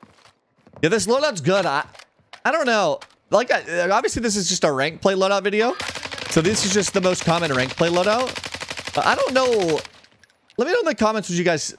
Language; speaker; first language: English; native; English